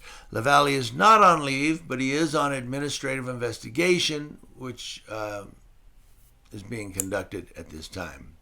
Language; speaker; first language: English; native; English